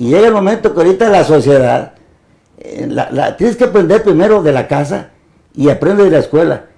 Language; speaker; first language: Spanish; native; Spanish